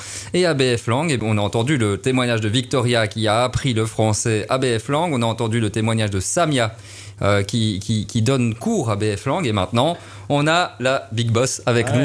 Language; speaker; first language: French; native; French